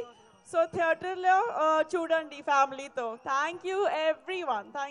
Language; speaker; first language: Telugu; non-native, learner; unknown